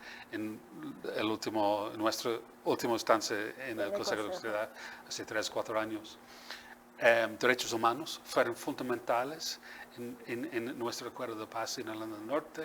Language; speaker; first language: Spanish; non-native, fluent; English